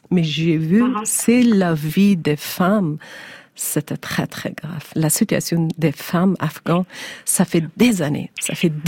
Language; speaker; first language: French; non-native, learner; Persian